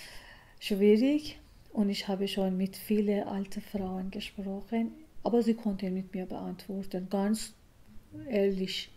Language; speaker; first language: German; non-native, learner; Persian